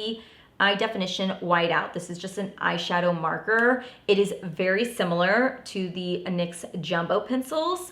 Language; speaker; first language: English; native; English